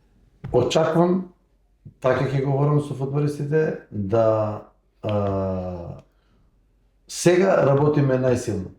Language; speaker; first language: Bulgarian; non-native, learner; Macedonian